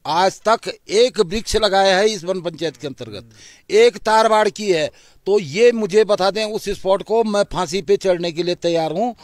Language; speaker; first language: Hindi; native; Hindi